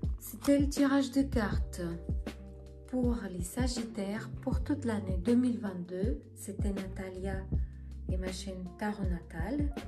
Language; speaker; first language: French; non-native, fluent; Russian